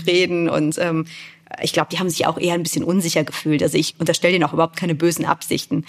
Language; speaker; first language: German; native; German